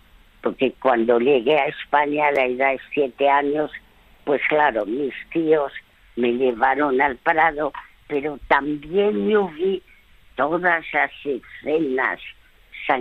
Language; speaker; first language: Spanish; non-native, fluent; French